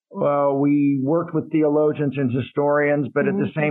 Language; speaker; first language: English; native; English